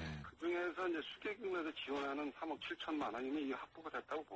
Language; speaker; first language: Korean; native; Korean